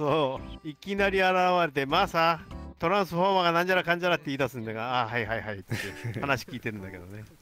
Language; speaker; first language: Japanese; native; Japanese